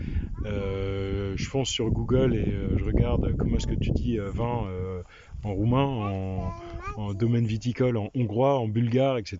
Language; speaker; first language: French; native; French